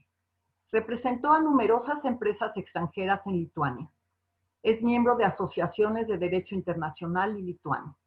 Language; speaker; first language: Spanish; native; Spanish